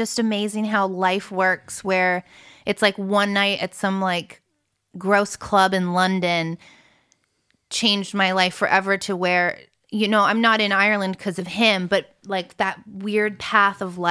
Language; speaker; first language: English; early bilingual, other home language; French